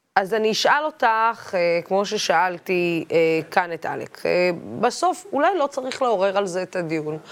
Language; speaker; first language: Hebrew; non-native, local second language; Arabic